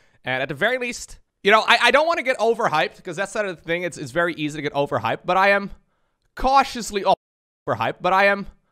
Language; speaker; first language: English; native; English